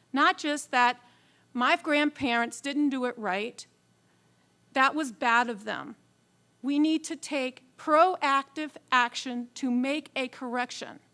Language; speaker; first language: English; native; English